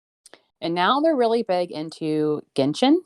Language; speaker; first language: English; native; English